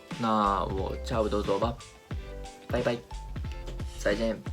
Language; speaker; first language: Chinese; non-native, learner; Japanese